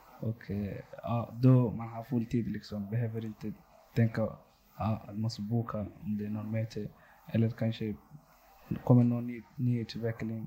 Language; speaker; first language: Swedish; non-native, local second language; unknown